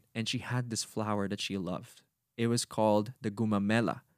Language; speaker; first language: English; non-native, local second language; Cebuano